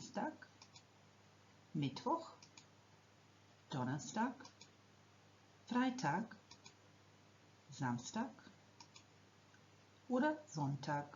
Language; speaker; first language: German; non-native, fluent; Croatian